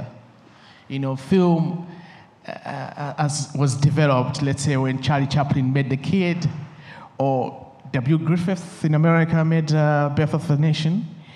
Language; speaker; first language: English; non-native, local second language; Nyanja